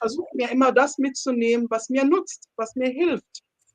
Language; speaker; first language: German; non-native, fluent; Ganda